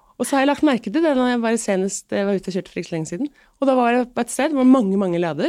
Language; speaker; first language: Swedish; native; Swedish